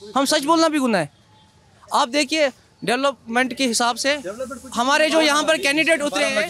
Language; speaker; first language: Hindi; native; Hindi